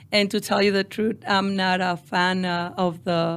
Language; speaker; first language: English; non-native, fluent; Spanish